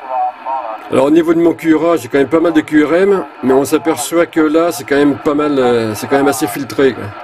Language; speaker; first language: French; native; French